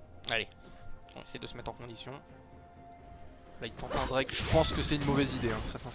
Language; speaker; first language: French; native; French